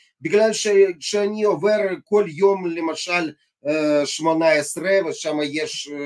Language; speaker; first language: Hebrew; non-native, fluent; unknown